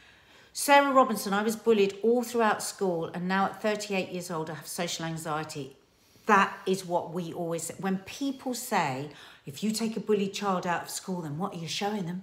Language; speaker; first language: English; native; English